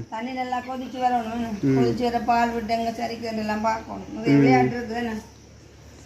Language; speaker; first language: Tamil; native; Tamil